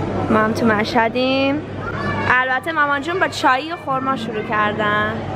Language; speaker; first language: Persian; early bilingual, heritage; Persian